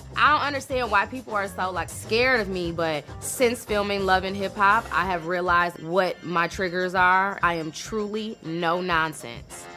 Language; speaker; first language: English; native; English